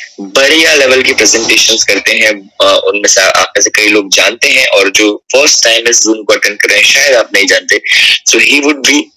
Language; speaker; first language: Hindi; native; Hindi